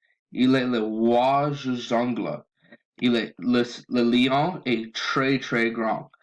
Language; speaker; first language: French; non-native, learner; English